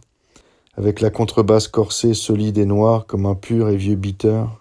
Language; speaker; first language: French; native; French